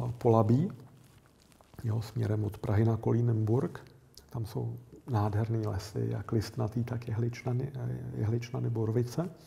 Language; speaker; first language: Czech; native; Czech